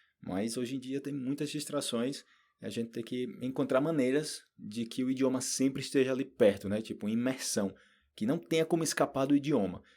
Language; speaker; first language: Portuguese; native; Portuguese